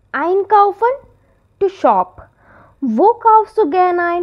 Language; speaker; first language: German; non-native, fluent; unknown